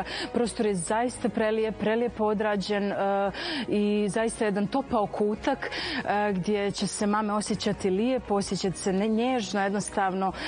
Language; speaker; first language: Serbian; native; Serbian